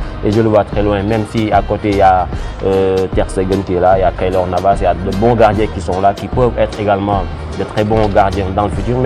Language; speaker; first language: French; non-native, local second language; Wolof